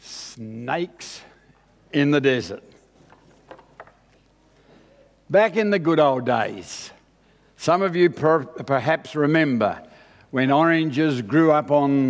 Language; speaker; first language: English; native; English